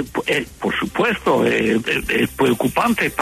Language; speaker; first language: Spanish; non-native, fluent; English